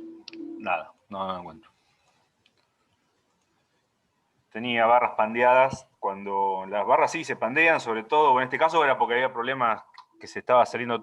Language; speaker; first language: Spanish; native; Spanish